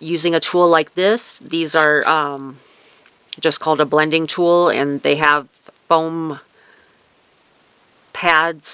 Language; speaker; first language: English; native; English